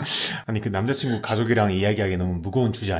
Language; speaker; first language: Korean; native; Korean